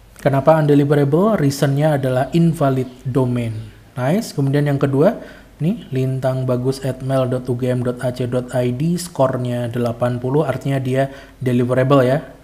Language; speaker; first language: Indonesian; native; Indonesian